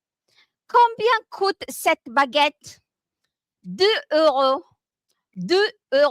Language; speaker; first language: French; non-native, fluent; Malay